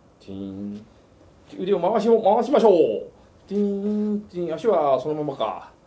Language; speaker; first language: Japanese; native; Japanese